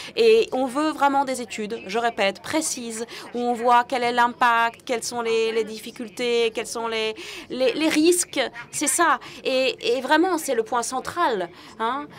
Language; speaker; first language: French; non-native, fluent; English